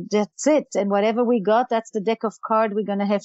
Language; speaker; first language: English; non-native, fluent; Yiddish